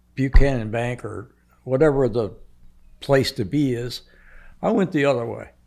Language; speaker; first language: English; native; English